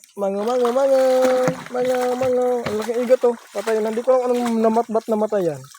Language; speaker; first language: Filipino; non-native, local second language; Masbatenyo